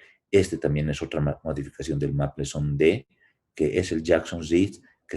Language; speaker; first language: Spanish; native; Spanish